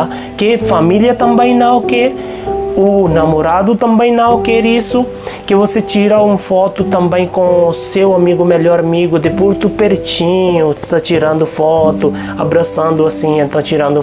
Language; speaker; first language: Portuguese; non-native, local second language; Hindi